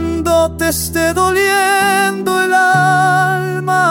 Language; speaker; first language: Spanish; native; Spanish